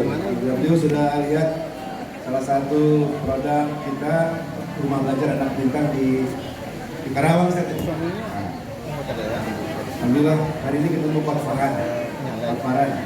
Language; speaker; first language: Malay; non-native, local second language; Sundanese